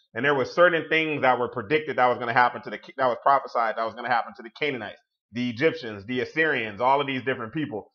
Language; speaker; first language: English; native; English